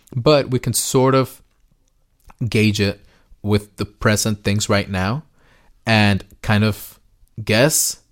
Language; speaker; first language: English; early bilingual, other home language; Spanish